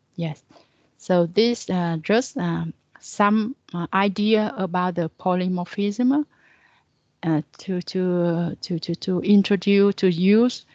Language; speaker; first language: English; non-native, fluent; Vietnamese